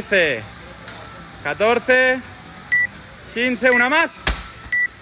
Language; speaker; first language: Spanish; non-native, local second language; Catalan